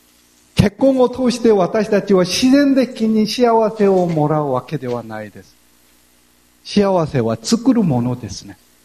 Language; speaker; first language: Japanese; non-native, fluent; Korean